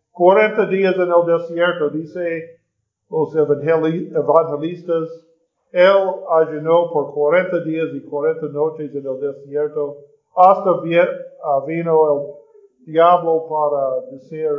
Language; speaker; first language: Spanish; non-native, learner; English